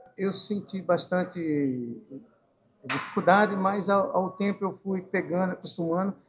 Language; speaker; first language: Portuguese; native; Portuguese